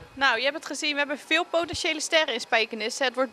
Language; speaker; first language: Dutch; native; Dutch